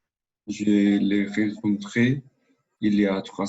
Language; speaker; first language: French; non-native, learner; Spanish